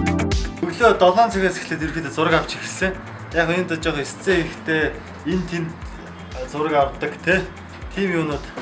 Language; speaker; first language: Mongolian; native; Mongolian